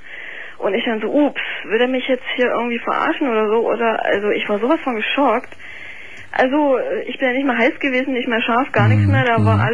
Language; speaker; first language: German; native; German